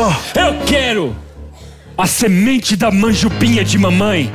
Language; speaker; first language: Portuguese; native; Portuguese